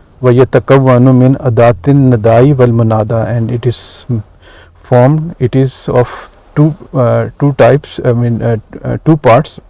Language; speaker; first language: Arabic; non-native, fluent; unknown